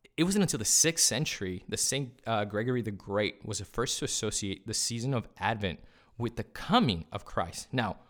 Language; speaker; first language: English; early bilingual, other home language; Spanish